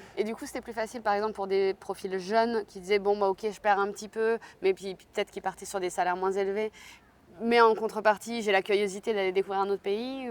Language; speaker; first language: French; native; French